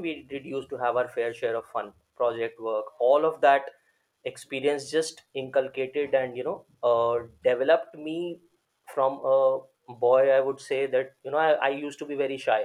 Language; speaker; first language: English; non-native, local second language; Hindi